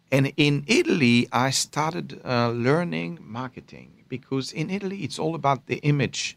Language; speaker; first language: English; non-native, fluent; French